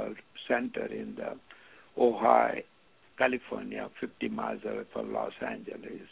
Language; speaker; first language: English; non-native, local second language; Gujarati